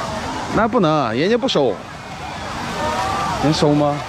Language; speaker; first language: Chinese; native; Chinese